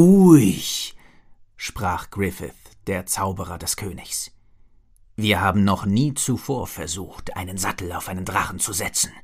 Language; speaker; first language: German; native; German